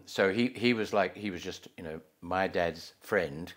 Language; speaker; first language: English; native; English